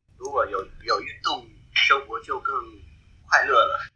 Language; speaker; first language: Chinese; non-native, learner; Vietnamese